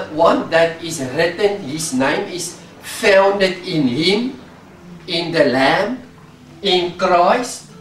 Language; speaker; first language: English; non-native, local second language; Afrikaans